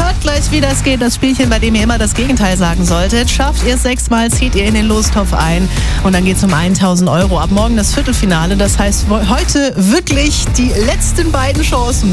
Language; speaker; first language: German; native; German